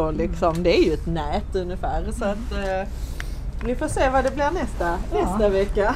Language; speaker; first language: Swedish; native; Swedish